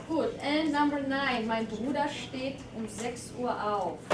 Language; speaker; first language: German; non-native, fluent; English